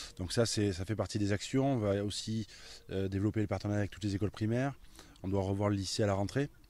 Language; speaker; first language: French; native; French